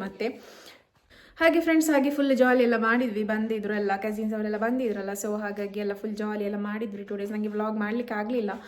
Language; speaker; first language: Kannada; non-native, local second language; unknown